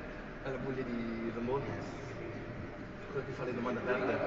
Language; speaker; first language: Italian; native; Italian